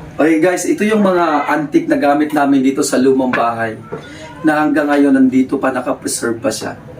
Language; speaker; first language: Filipino; non-native, local second language; Cebuano